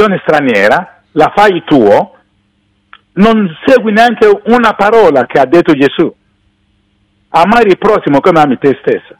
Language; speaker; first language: Italian; non-native, fluent; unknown